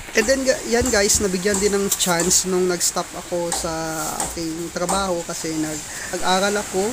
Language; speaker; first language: Filipino; non-native, local second language; Kinaray-a